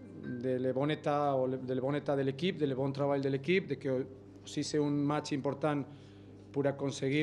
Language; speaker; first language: French; non-native, learner; Spanish